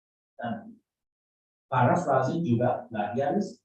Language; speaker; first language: Indonesian; non-native, learner; German